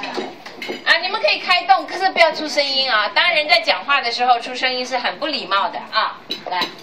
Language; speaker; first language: Chinese; native; Chinese